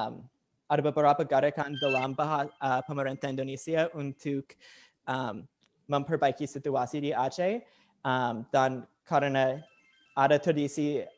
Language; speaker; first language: Indonesian; non-native, learner; English